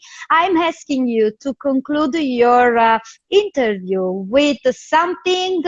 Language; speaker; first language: English; non-native, fluent; Italian